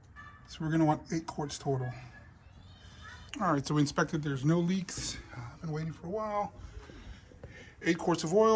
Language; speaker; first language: English; native; English